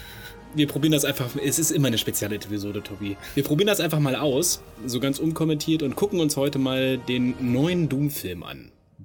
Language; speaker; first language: German; native; German